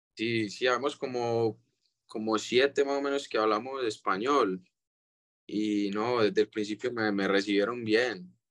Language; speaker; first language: Spanish; native; Spanish